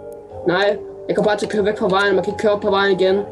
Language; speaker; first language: Danish; native; Danish